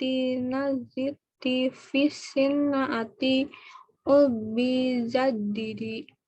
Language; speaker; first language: Arabic; non-native, learner; Indonesian